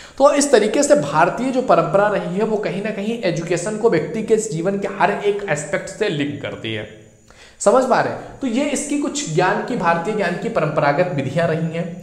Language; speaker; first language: Hindi; native; Hindi